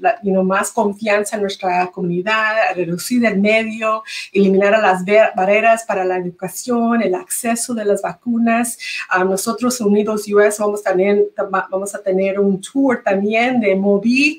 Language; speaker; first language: Spanish; early bilingual, heritage; Spanish